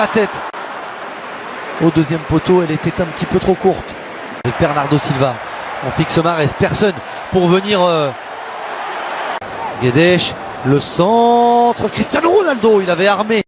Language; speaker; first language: French; native; French